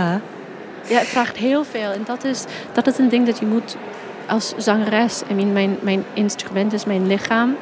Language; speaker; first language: Dutch; non-native, fluent; English